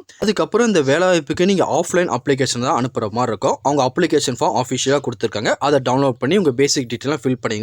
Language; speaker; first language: Tamil; native; Tamil